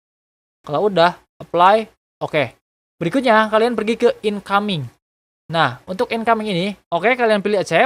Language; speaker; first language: Indonesian; native; Indonesian